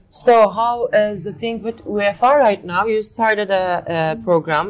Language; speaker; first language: English; non-native, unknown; Turkish